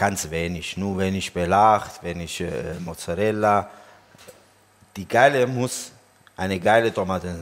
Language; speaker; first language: German; non-native, learner; Italian